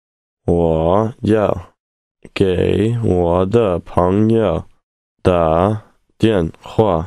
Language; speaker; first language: Chinese; non-native, learner; English